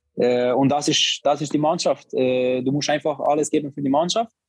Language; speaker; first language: German; non-native, learner; Albanian